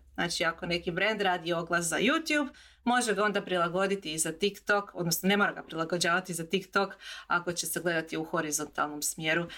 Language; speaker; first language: Croatian; native; Croatian